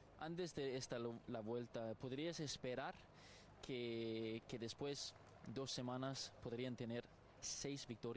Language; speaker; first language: Spanish; non-native, learner; Portuguese